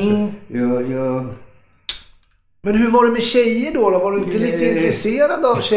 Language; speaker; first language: Swedish; native; Swedish